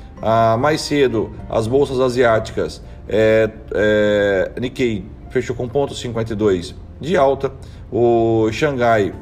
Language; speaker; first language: Portuguese; native; Portuguese